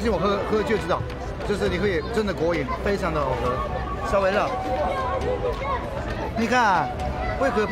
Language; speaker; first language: Chinese; non-native, fluent; Turkish